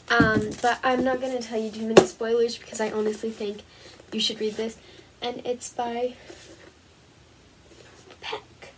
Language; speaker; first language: English; native; English